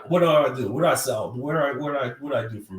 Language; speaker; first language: English; native; English